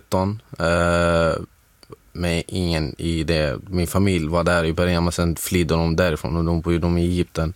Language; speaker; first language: Swedish; non-native, fluent; Arabic